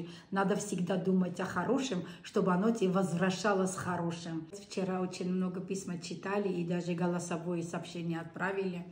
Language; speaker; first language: Russian; non-native, local second language; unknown